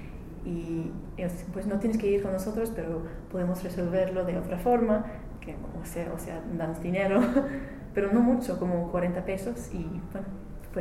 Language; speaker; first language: Spanish; non-native, learner; English